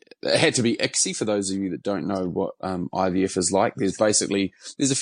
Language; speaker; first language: English; native; English